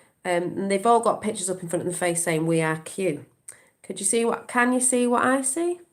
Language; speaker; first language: English; native; English